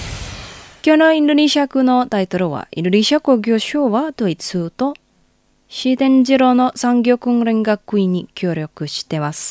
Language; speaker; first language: Japanese; non-native, fluent; Indonesian